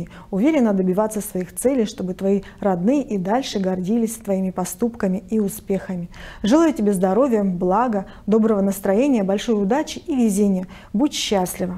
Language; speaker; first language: Russian; native; Russian